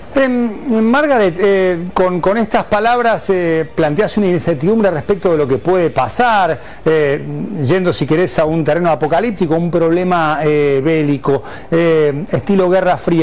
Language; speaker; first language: Spanish; native; Spanish